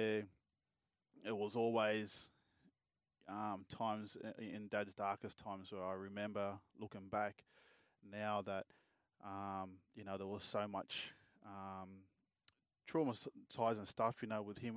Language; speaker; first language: English; native; English